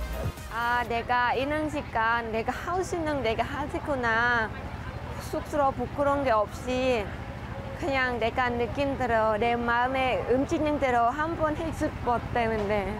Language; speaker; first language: Korean; non-native, learner; Khmer